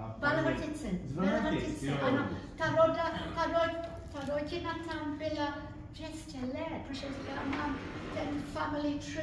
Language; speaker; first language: Czech; early bilingual, heritage; Czech